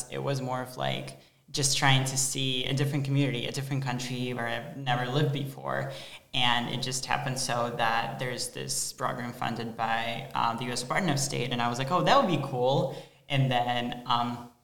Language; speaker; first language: English; non-native, fluent; Ukrainian